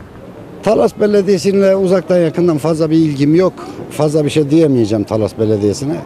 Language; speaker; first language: Turkish; native; Turkish